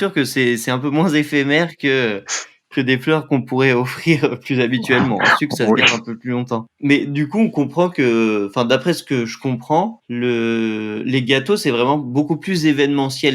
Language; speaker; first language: French; native; French